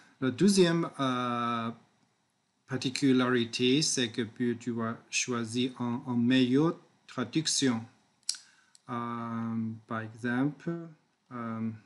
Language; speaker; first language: French; non-native, learner; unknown